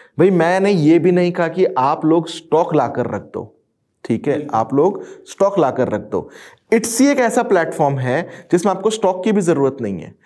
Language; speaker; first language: Hindi; native; Hindi